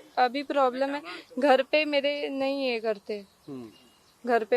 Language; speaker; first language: Hindi; non-native, local second language; Marathi